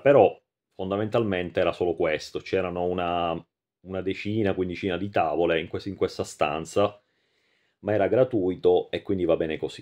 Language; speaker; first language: Italian; native; Italian